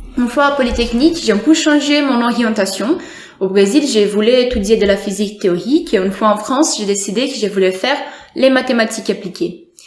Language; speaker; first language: French; non-native, fluent; Portuguese